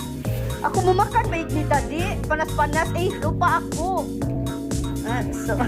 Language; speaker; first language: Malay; non-native, learner; Filipino